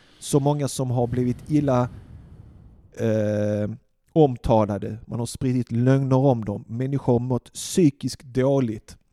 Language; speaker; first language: Swedish; early bilingual, other home language; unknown